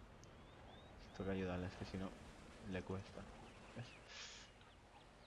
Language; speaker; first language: Spanish; native; Spanish